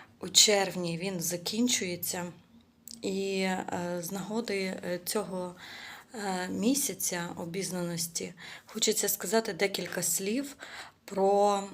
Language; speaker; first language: Ukrainian; native; Ukrainian